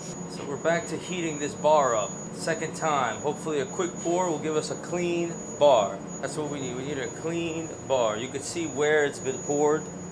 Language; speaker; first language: English; early bilingual, other home language; Russian